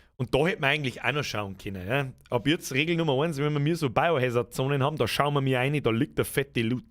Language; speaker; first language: German; native; German